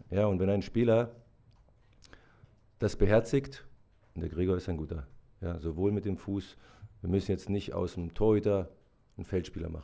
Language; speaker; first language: German; native; German